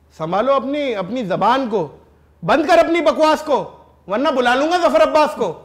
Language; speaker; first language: Urdu; native; Urdu